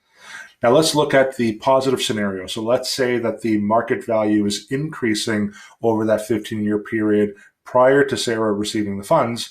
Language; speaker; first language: English; native; English